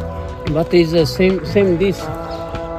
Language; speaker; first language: English; non-native, learner; Italian